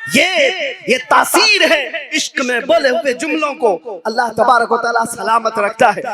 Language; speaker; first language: Urdu; native; Urdu